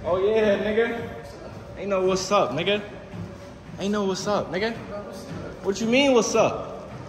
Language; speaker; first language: English; native; English